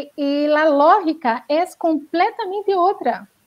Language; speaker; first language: Spanish; non-native, learner; Portuguese